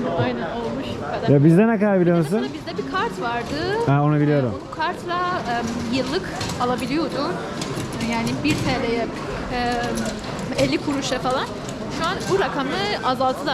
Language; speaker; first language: Turkish; non-native, fluent; Persian